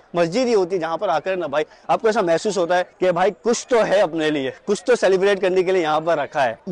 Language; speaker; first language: Hindi; non-native, local second language; Urdu